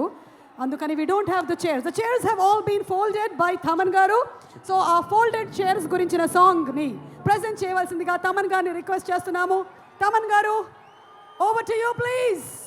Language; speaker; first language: Telugu; native; Telugu